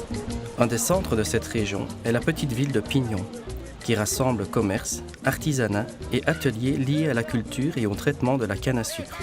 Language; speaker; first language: French; native; French